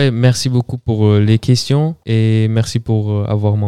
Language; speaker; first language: French; non-native, fluent; German